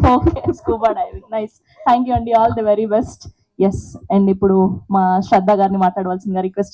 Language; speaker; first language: Telugu; native; Telugu